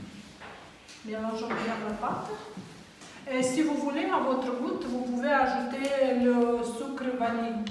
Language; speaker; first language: French; non-native, learner; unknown